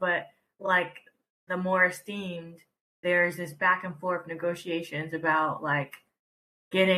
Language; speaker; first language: English; native; English